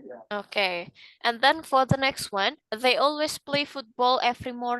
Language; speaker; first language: English; non-native, fluent; Indonesian